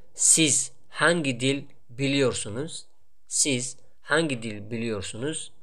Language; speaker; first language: Turkish; non-native, fluent; Tajik